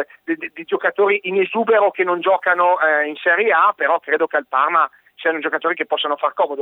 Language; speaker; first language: Italian; native; Italian